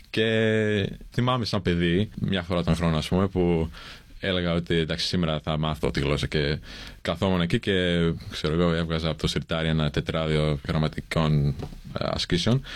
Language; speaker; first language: Greek; early bilingual, heritage; English